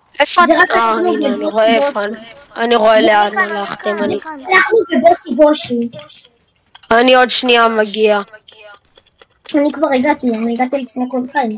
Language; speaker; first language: Hebrew; native; Hebrew